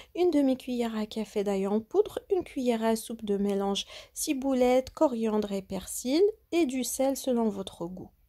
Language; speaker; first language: French; non-native, local second language; Arabic